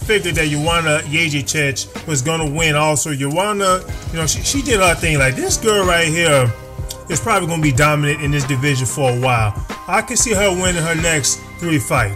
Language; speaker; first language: English; native; English